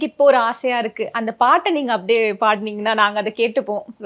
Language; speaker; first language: Tamil; native; Tamil